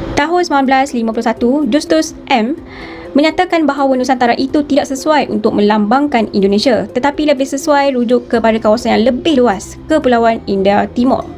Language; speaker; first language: Malay; native; Malay